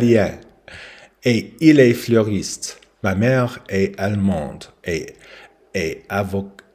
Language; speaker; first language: French; non-native, learner; English